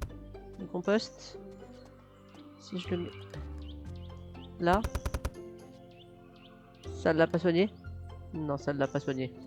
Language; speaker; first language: French; native; French